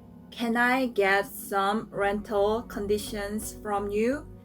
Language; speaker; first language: English; non-native, fluent; Korean